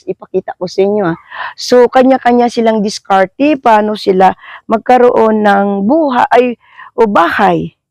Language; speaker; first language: Filipino; non-native, local second language; Hiligaynon